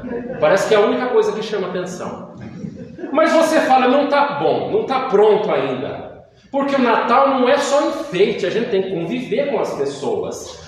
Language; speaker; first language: Portuguese; native; Portuguese